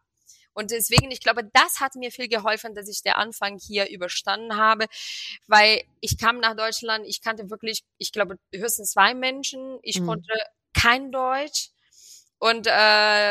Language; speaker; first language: German; non-native, fluent; Portuguese